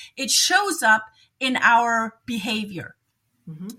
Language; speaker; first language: English; non-native, fluent; German